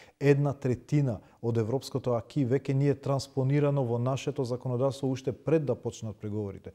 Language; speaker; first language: Macedonian; non-native, local second language; Albanian